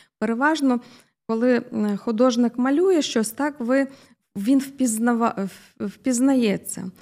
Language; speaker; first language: Ukrainian; native; Ukrainian